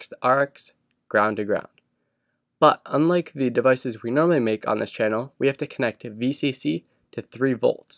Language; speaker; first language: English; native; English